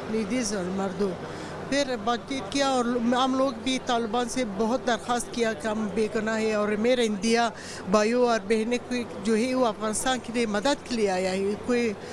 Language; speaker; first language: Hindi; non-native, learner; Persian